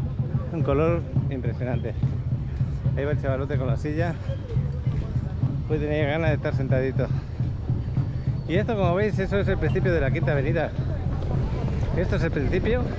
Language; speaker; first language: Spanish; native; Spanish